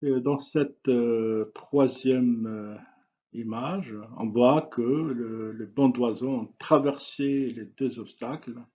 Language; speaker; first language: French; non-native, local second language; Arabic